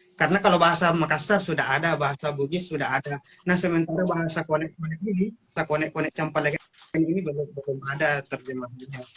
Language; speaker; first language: Indonesian; non-native, local second language; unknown